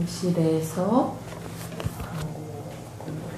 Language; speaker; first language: Korean; non-native, learner; Chinese